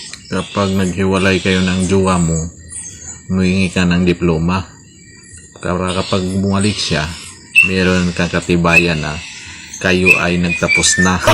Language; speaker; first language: Filipino; native; Filipino